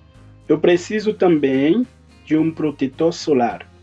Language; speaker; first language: Portuguese; non-native, fluent; Haitian Creole